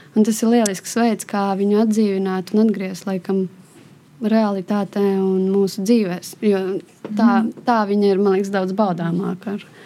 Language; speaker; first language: Latvian; non-native, local second language; Russian